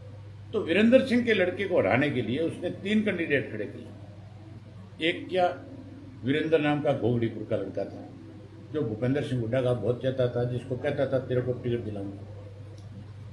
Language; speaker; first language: Hindi; native; Hindi